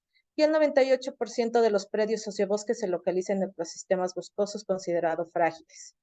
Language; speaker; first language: Spanish; native; Spanish